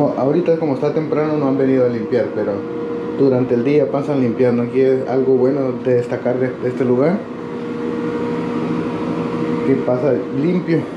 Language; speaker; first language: Spanish; native; Spanish